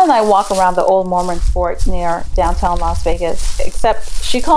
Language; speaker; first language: English; non-native, local second language; Jamaican Creole English